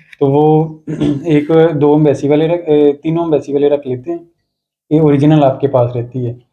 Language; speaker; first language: Urdu; non-native, local second language; Punjabi